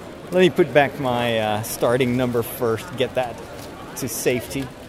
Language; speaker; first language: English; non-native, fluent; Dutch